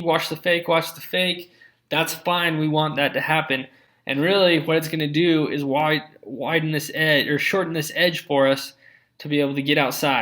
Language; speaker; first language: English; native; English